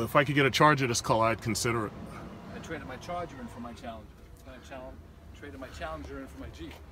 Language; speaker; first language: English; native; English